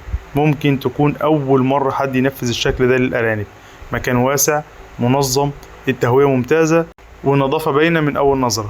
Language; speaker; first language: Arabic; native; Arabic